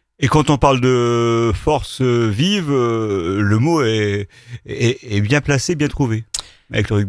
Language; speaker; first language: French; native; French